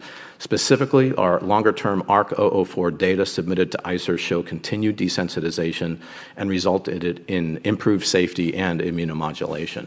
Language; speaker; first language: English; native; English